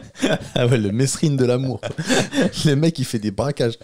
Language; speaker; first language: French; native; French